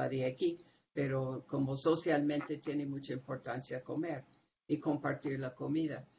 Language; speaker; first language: Spanish; non-native, fluent; English